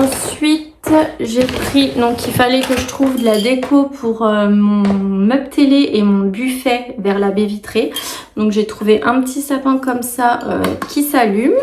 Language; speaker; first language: French; native; French